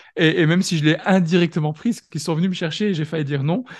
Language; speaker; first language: French; native; French